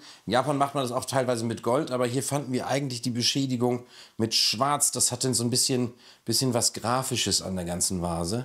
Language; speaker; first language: German; native; German